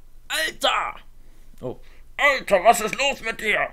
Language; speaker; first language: German; native; German